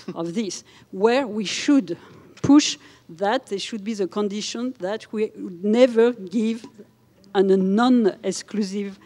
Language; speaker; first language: English; non-native, fluent; French